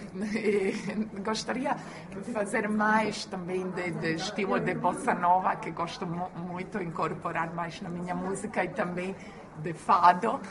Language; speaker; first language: Portuguese; non-native, learner; Croatian